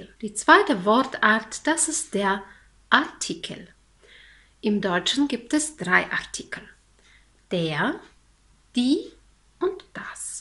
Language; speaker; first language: German; non-native, fluent; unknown